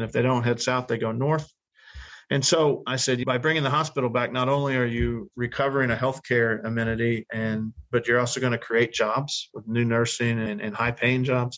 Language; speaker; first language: English; native; English